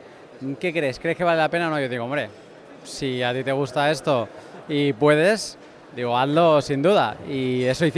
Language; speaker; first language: Spanish; native; Spanish